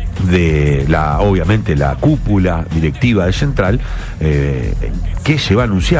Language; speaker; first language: Spanish; native; Spanish